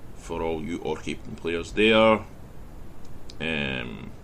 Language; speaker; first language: English; native; English